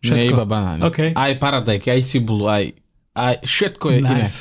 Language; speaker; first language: Slovak; non-native, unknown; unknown